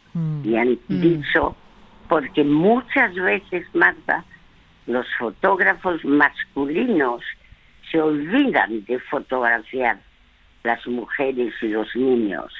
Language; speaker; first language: Spanish; early bilingual, other home language; French